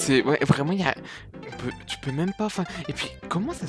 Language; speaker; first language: French; native; French